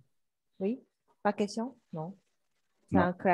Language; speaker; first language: French; non-native, learner; Chinese